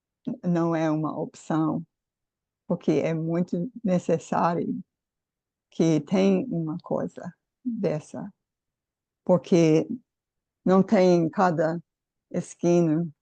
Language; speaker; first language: Portuguese; non-native, fluent; English